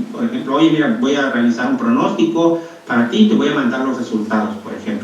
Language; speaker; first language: Spanish; native; Spanish